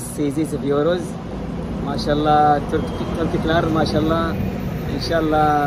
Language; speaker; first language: Turkish; non-native, learner; Arabic